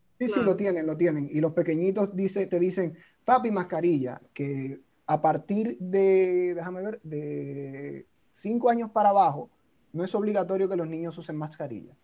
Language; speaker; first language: Spanish; native; Spanish